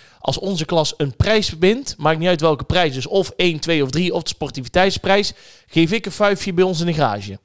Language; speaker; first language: Dutch; native; Dutch